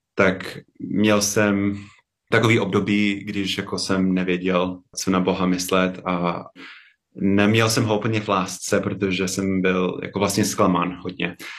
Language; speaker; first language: Czech; non-native, fluent; English